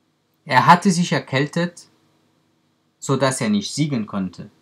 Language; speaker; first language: German; non-native, fluent; French